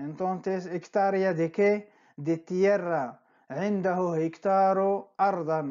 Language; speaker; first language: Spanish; non-native, fluent; Arabic